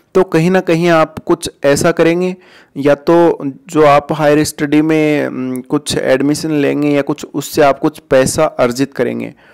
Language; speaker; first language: Hindi; native; Hindi